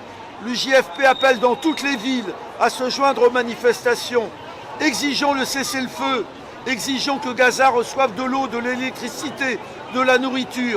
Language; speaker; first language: French; native; French